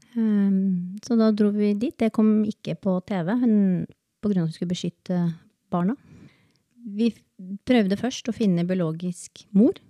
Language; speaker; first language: Norwegian; early bilingual, other home language; Spanish